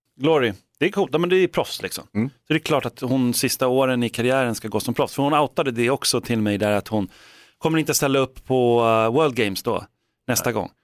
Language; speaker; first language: Swedish; native; Swedish